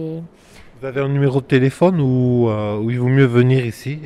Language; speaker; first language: French; native; French